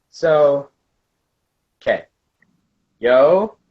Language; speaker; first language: Spanish; non-native, learner; English